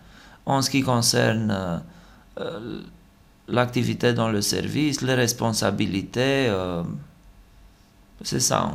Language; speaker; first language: French; non-native, fluent; Romanian